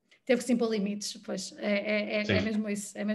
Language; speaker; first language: Portuguese; native; Portuguese